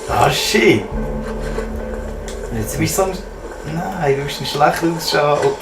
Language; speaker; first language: German; native; German